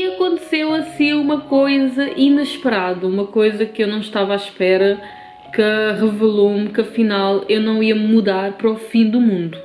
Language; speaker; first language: Portuguese; non-native, local second language; Kabuverdianu